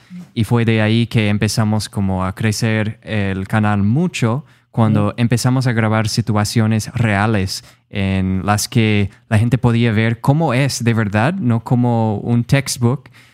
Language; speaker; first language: Spanish; non-native, fluent; English